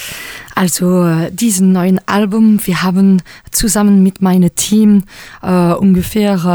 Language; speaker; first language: German; non-native, local second language; French